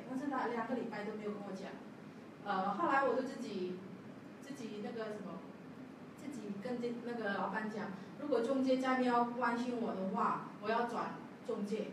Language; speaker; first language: Chinese; non-native, learner; Javanese